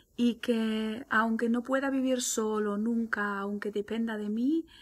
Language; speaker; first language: Spanish; non-native, fluent; German